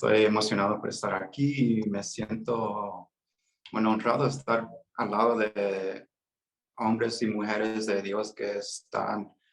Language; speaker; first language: Spanish; early bilingual, heritage; Spanish